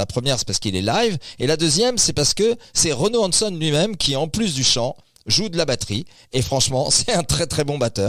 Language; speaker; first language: French; native; French